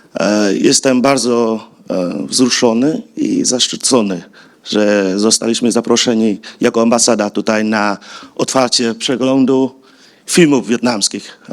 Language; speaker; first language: Polish; non-native, fluent; Vietnamese